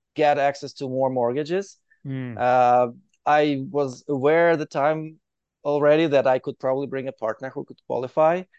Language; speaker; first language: English; non-native, fluent; Ukrainian